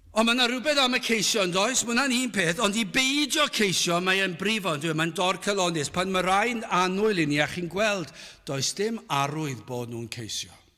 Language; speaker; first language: Welsh; native; Welsh